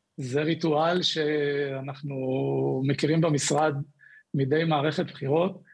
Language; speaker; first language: Hebrew; native; Hebrew